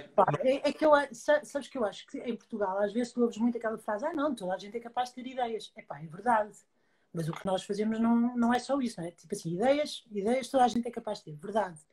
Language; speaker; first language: Portuguese; native; Portuguese